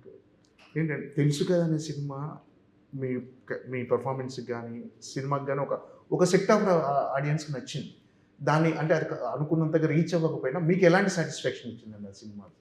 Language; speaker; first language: Telugu; native; Telugu